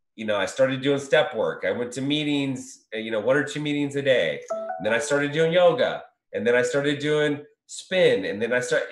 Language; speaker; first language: English; native; English